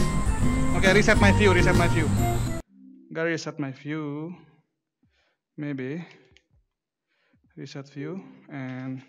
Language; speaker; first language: English; non-native, fluent; Indonesian